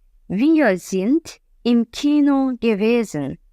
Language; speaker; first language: German; non-native, fluent; Azerbaijani